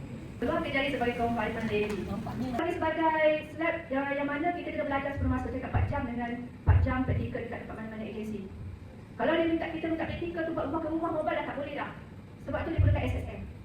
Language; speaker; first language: Malay; native; Malay